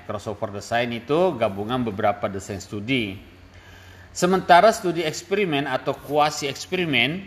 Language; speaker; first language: Indonesian; native; Indonesian